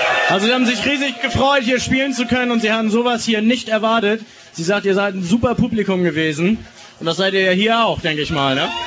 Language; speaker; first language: German; native; German